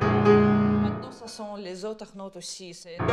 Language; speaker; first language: French; non-native, fluent; Russian